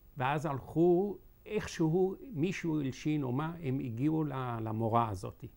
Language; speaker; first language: Hebrew; non-native, fluent; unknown